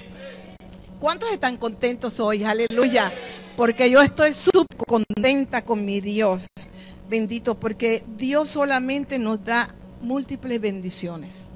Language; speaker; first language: Spanish; native; Spanish